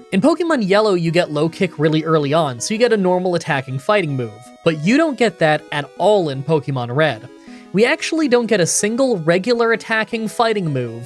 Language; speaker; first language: English; native; English